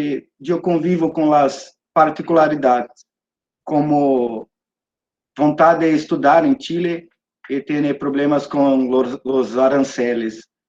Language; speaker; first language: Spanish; non-native, learner; Portuguese